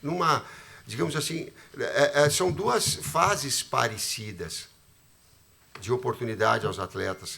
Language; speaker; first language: Portuguese; native; Portuguese